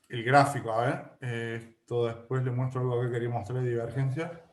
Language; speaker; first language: Spanish; native; Spanish